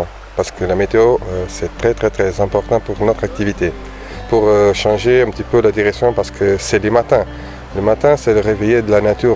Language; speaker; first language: French; non-native, learner; Portuguese